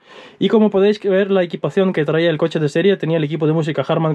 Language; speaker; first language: Spanish; native; Spanish